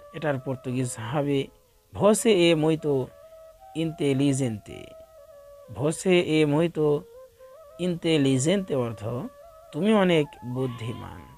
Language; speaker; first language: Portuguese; non-native, fluent; Bangla